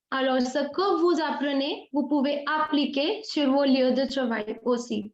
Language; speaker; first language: French; non-native, fluent; Hindi